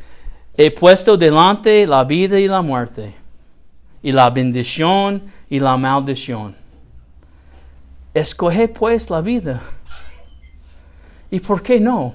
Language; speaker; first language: Spanish; non-native, learner; English